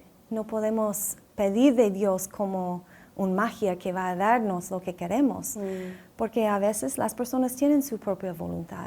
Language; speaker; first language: Spanish; non-native, fluent; English